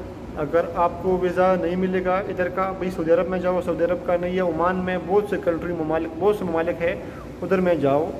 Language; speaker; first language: Hindi; non-native, local second language; Pashto